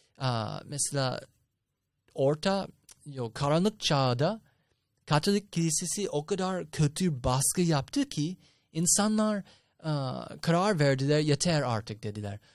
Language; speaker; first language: Turkish; non-native, fluent; English